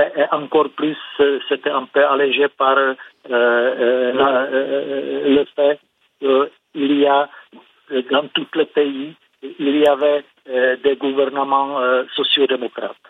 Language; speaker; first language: French; non-native, fluent; Czech